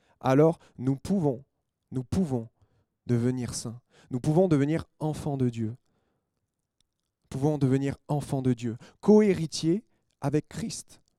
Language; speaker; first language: French; native; French